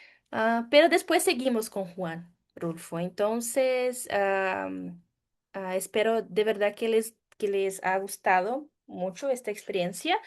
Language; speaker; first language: Spanish; non-native, fluent; Portuguese